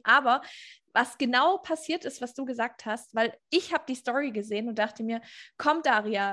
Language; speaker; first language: German; native; German